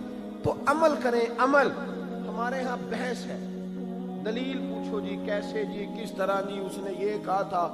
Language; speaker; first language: Urdu; native; Urdu